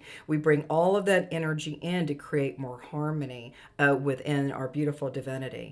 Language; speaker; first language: English; native; English